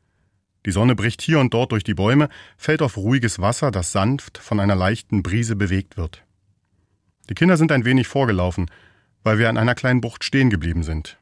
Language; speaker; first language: German; native; German